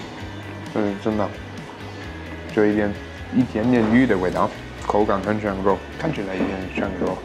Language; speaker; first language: Chinese; non-native, fluent; German